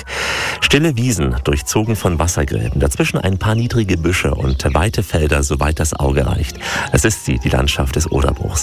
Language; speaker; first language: German; native; German